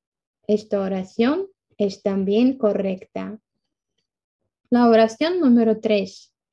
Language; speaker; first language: Spanish; non-native, fluent; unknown